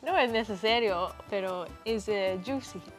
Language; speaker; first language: Spanish; non-native, learner; English